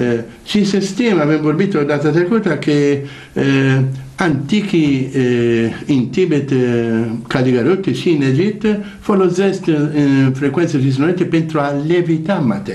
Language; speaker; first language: Romanian; non-native, learner; Italian